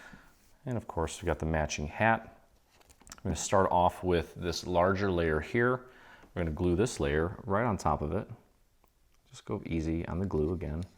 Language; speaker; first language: English; native; English